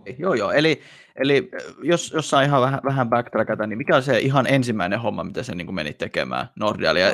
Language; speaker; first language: Finnish; native; Finnish